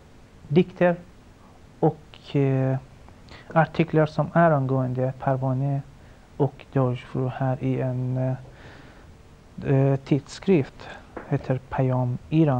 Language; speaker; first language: Swedish; non-native, fluent; Persian